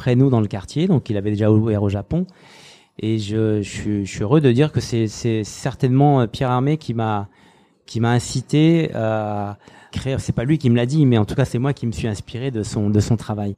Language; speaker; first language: French; native; French